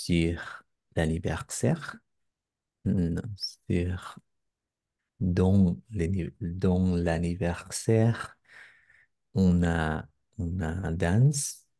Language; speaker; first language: French; non-native, learner; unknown